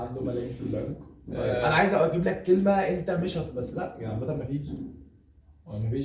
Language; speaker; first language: Arabic; native; Arabic